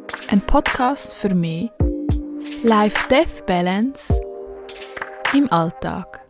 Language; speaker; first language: German; native; German